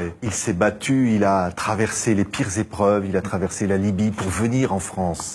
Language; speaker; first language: French; native; French